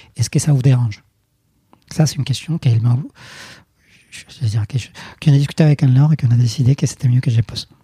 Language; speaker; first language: French; non-native, fluent; Spanish